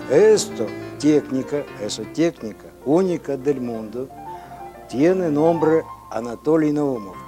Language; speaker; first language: Spanish; non-native, learner; Russian